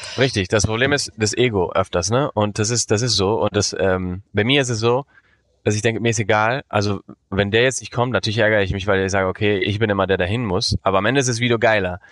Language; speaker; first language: German; early bilingual, heritage; German